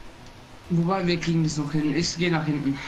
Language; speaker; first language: German; native; German